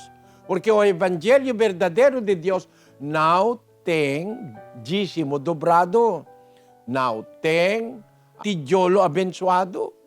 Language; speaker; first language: Portuguese; non-native, fluent; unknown